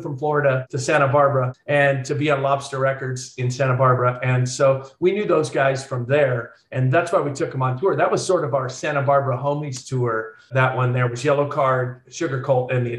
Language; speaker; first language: English; native; English